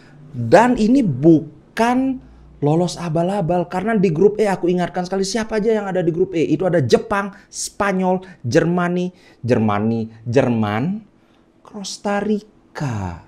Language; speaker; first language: Indonesian; native; Indonesian